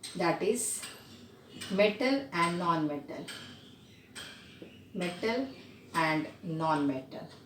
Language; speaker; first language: English; non-native, local second language; Hindi